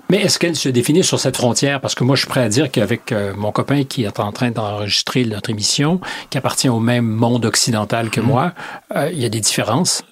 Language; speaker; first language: French; native; French